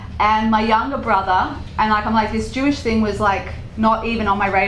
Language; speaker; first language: English; native; English